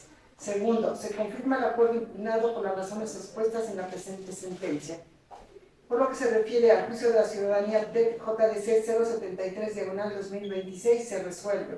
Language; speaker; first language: Spanish; native; Spanish